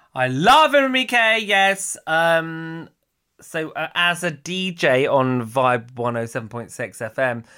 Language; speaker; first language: English; native; English